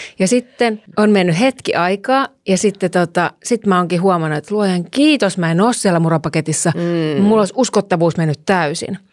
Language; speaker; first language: Finnish; native; Finnish